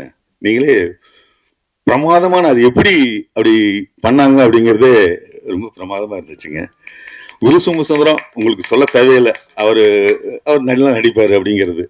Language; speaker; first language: Tamil; native; Tamil